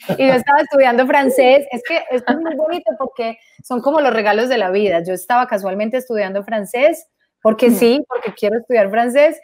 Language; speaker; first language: Spanish; native; Spanish